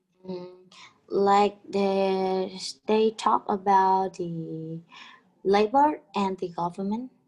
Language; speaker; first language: English; non-native, learner; Vietnamese